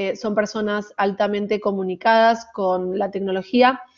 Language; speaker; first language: Spanish; native; Spanish